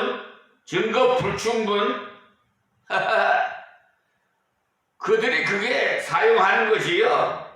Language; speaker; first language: Korean; native; Korean